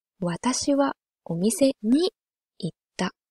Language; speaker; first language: Japanese; non-native, fluent; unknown